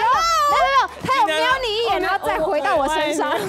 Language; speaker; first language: Chinese; native; Chinese